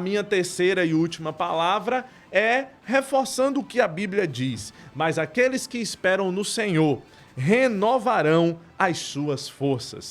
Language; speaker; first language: Portuguese; native; Portuguese